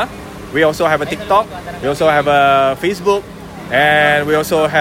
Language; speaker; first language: English; non-native, local second language; Malay